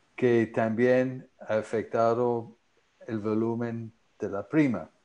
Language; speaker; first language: Spanish; non-native, fluent; English